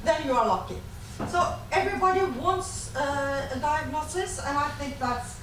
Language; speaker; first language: English; non-native, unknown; Norwegian